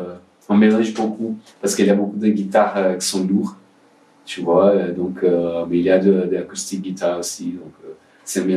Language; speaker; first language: French; non-native, learner; Portuguese